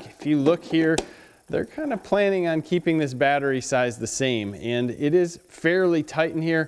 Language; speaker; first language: English; native; English